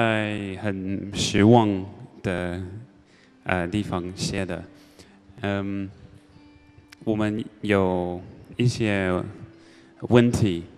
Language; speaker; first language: Chinese; non-native, learner; English